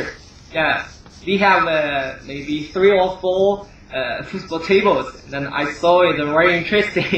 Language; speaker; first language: English; non-native, learner; Chinese